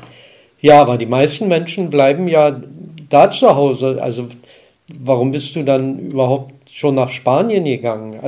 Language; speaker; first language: German; native; German